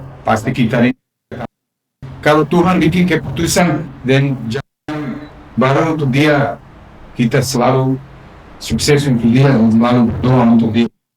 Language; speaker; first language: Indonesian; non-native, fluent; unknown